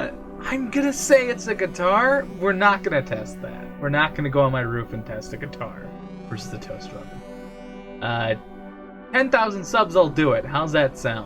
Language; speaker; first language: English; native; English